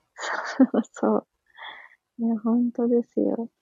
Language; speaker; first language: Japanese; native; Japanese